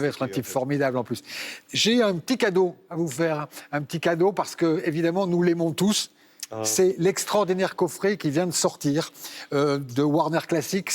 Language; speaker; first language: French; native; French